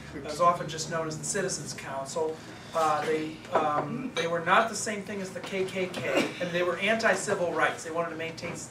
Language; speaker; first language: English; native; English